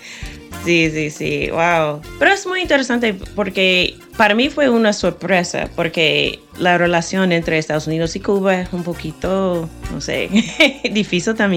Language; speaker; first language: Spanish; non-native, fluent; English